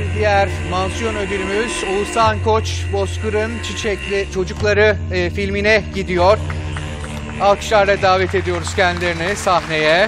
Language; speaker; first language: Turkish; native; Turkish